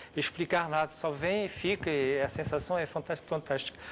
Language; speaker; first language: Portuguese; non-native, fluent; French